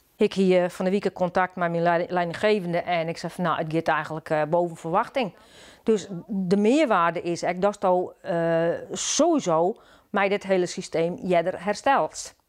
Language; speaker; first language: Dutch; non-native, local second language; Western Frisian